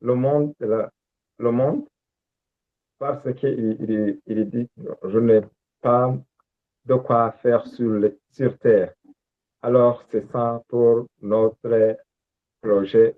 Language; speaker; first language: French; non-native, local second language; Rundi